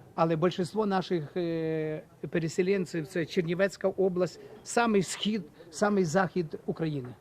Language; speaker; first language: Ukrainian; native; Ukrainian